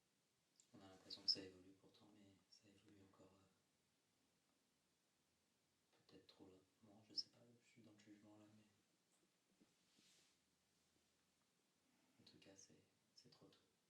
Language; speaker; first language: French; native; French